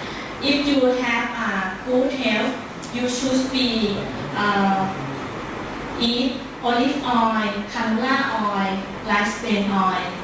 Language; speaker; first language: English; non-native, learner; Thai